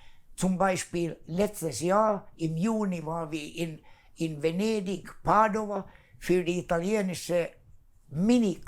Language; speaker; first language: German; non-native, fluent; Finnish